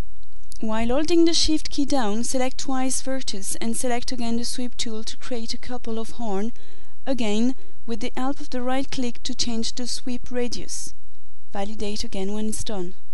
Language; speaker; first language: English; non-native, fluent; French